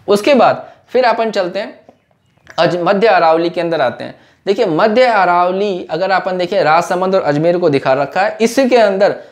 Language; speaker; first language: Hindi; native; Hindi